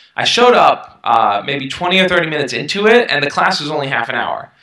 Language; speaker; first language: English; native; English